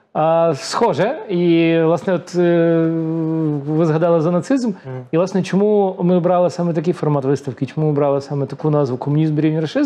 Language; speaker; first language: Ukrainian; native; Ukrainian